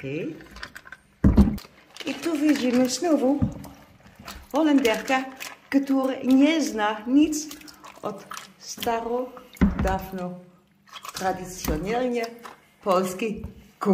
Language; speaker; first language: Polish; non-native, learner; Dutch